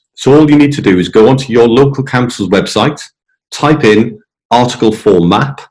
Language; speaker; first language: English; native; English